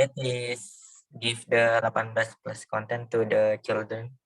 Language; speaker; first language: English; non-native, learner; Indonesian